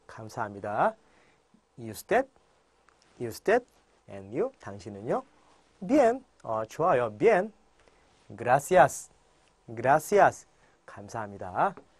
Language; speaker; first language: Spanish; non-native, fluent; Korean